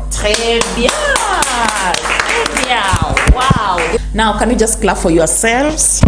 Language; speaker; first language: French; non-native, fluent; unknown